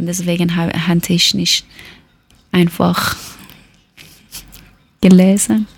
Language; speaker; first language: German; non-native, learner; Persian